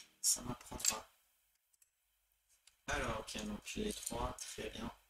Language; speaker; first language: French; native; French